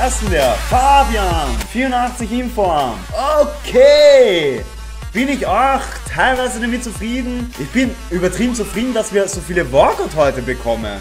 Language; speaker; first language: German; native; German